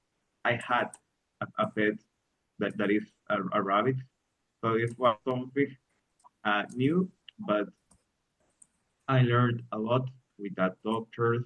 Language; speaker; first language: English; non-native, learner; Spanish